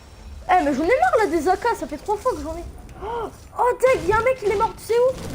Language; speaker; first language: French; native; French